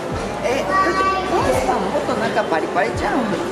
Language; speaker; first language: Japanese; native; Japanese